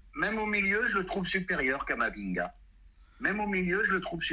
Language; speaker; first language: French; native; French